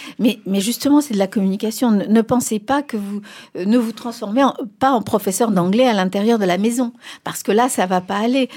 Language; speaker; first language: French; non-native, fluent; Spanish